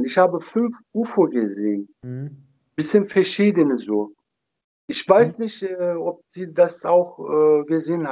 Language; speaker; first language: German; non-native, learner; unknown